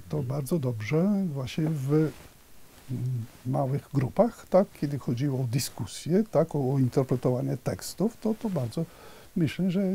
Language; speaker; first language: Polish; non-native, fluent; Italian